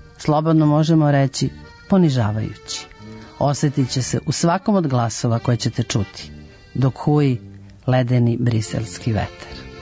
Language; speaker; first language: Serbian; native; Serbian